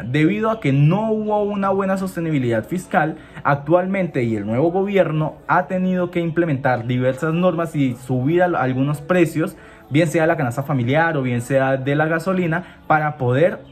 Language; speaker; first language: Spanish; native; Spanish